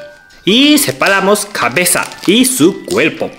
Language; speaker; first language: Spanish; non-native, learner; Japanese